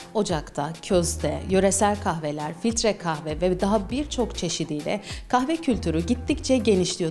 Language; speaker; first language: Turkish; native; Turkish